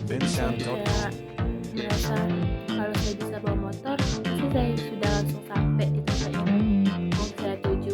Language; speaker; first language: Indonesian; non-native, local second language; Minangkabau